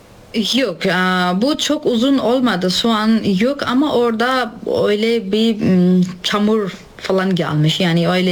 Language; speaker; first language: Turkish; non-native, learner; Nepali